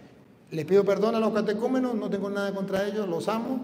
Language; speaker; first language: Spanish; native; Spanish